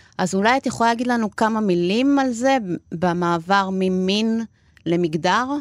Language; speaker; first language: Hebrew; non-native, fluent; Spanish